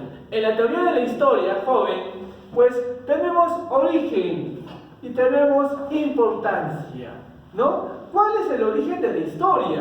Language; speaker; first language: Spanish; native; Spanish